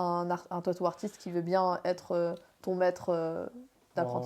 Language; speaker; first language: French; native; French